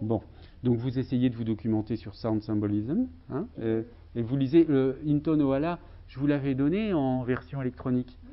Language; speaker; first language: French; native; French